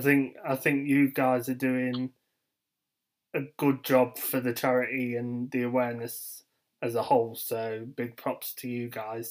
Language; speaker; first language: English; native; English